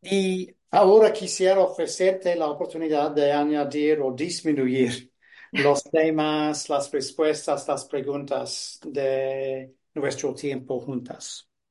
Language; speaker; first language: Spanish; non-native, fluent; English